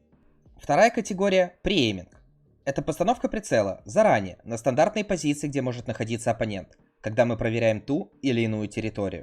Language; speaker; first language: Russian; native; Russian